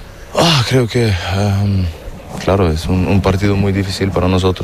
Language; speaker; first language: Spanish; non-native, fluent; German